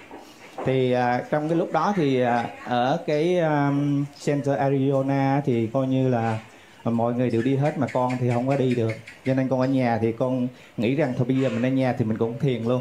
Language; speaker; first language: Vietnamese; native; Vietnamese